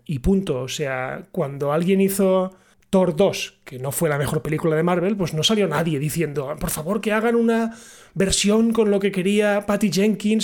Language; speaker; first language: Spanish; native; Spanish